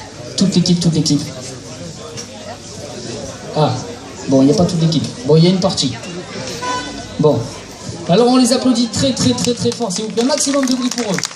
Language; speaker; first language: French; native; French